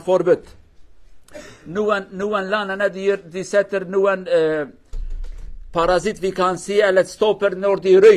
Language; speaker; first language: Norwegian; non-native, fluent; Kurdish